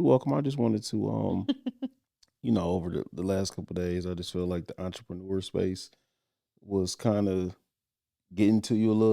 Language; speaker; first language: English; native; English